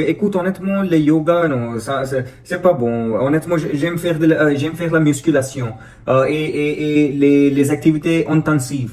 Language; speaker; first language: French; non-native, fluent; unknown